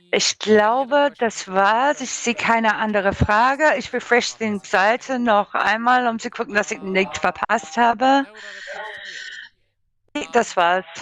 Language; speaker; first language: German; non-native, learner; English